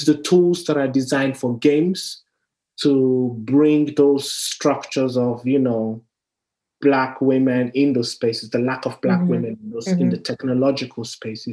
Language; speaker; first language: English; non-native, local second language; Yoruba